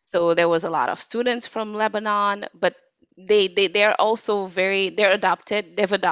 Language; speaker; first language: English; non-native, fluent; Wolof